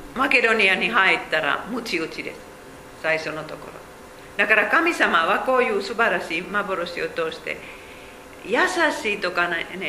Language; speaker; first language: Japanese; non-native, fluent; Finnish